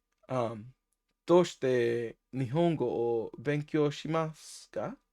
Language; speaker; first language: Japanese; non-native, learner; English